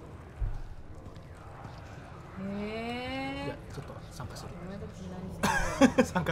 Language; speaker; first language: Japanese; non-native, fluent; Indonesian